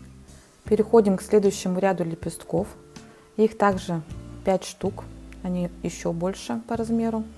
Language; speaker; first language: Russian; native; Russian